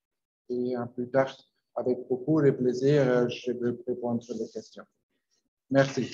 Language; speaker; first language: French; non-native, learner; Spanish